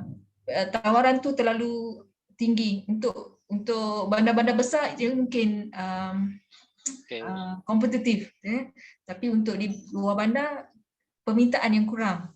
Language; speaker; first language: Malay; native; Malay